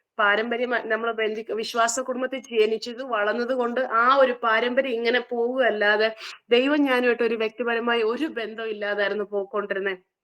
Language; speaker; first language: Malayalam; early bilingual, heritage; Malayalam